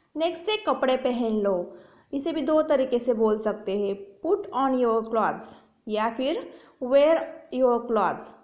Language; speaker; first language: Hindi; native; Hindi